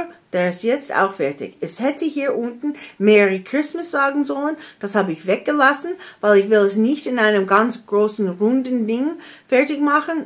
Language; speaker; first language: German; non-native, fluent; English